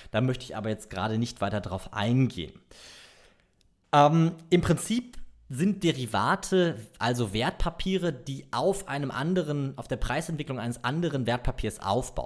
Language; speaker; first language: German; native; German